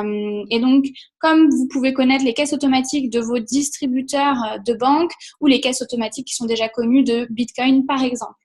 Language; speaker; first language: French; native; French